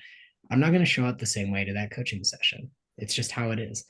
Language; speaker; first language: English; native; English